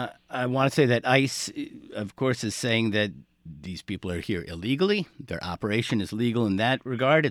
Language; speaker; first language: English; native; English